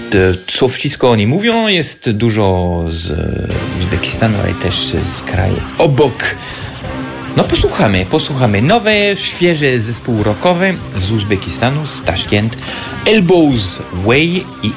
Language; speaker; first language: Polish; non-native, learner; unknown